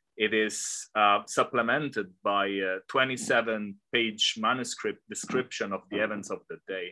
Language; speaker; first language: English; non-native, fluent; Italian